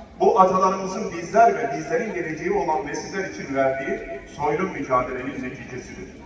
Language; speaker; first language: Turkish; native; Turkish